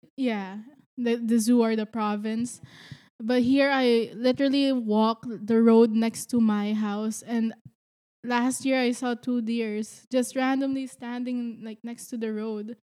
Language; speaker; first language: English; non-native, local second language; Filipino